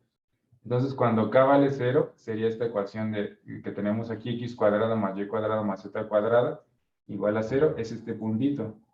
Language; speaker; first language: Spanish; native; Spanish